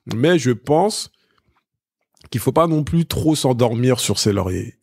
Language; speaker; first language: French; native; French